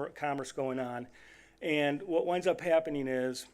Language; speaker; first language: English; native; English